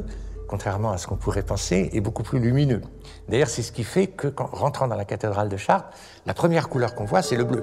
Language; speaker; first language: French; native; French